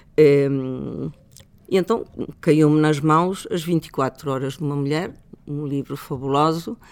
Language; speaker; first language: Portuguese; non-native, fluent; Spanish